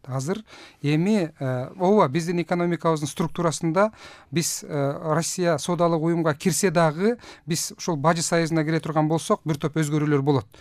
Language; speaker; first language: Kyrgyz; native; Kyrgyz